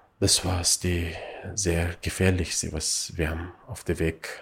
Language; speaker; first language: German; non-native, learner; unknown